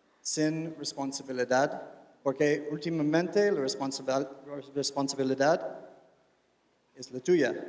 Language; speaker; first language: Spanish; non-native, fluent; English